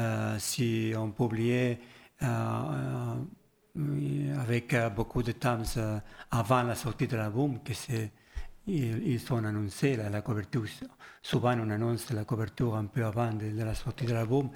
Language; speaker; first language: French; non-native, learner; Spanish